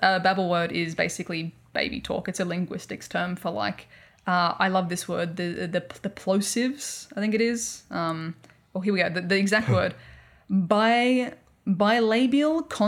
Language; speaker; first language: English; native; English